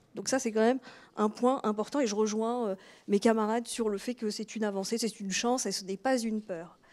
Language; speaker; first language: French; native; French